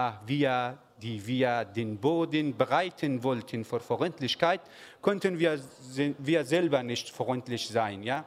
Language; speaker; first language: German; non-native, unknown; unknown